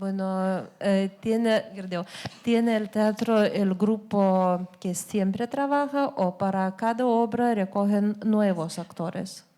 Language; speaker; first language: Spanish; non-native, fluent; Lithuanian